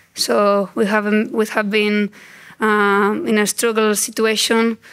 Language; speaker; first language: English; non-native, learner; Spanish